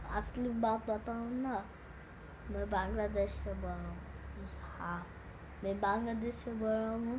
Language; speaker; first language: Hindi; non-native, learner; Bangla